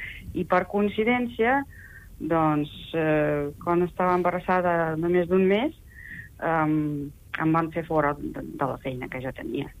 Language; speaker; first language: Catalan; non-native, fluent; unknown